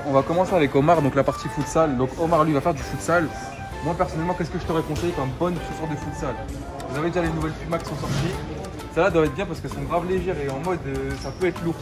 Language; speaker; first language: French; native; French